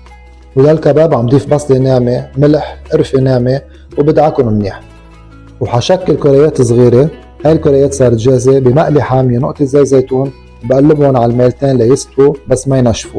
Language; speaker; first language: Arabic; native; Arabic